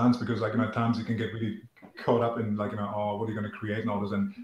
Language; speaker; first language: English; non-native, fluent; German